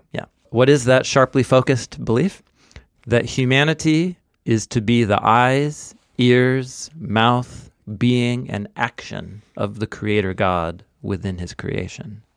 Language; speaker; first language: English; native; English